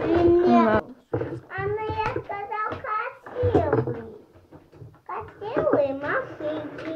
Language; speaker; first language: Russian; native; Russian